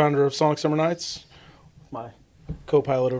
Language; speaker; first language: English; native; English